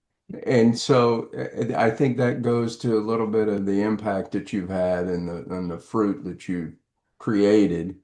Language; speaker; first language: English; native; English